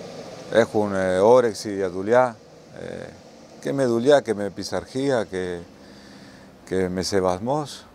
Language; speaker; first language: Greek; non-native, learner; Spanish